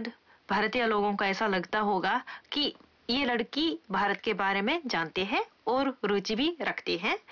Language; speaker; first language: Hindi; non-native, fluent; Japanese